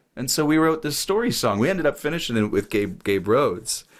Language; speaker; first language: English; native; English